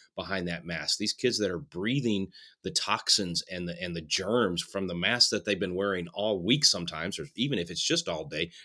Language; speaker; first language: English; native; English